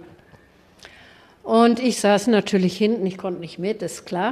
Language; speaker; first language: German; native; German